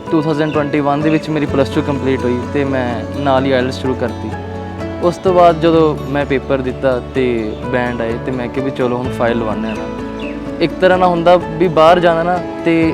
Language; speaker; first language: Punjabi; native; Punjabi